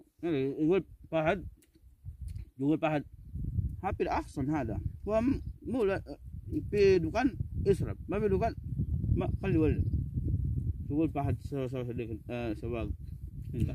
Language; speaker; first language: Arabic; non-native, learner; Indonesian